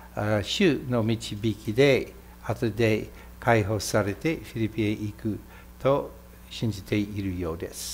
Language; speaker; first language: Japanese; non-native, fluent; English